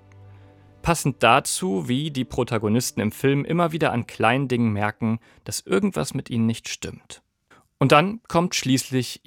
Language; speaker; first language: German; native; German